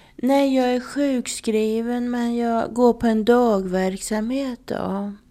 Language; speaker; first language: Swedish; native; Swedish